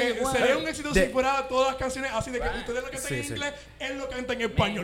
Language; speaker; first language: Spanish; native; Spanish